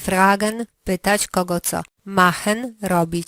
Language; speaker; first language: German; non-native, fluent; Polish